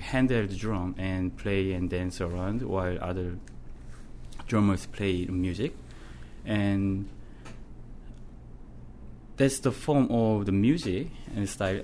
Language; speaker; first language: English; non-native, fluent; Korean